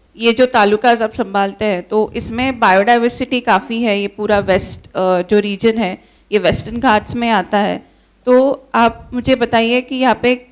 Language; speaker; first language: Hindi; non-native, local second language; Marathi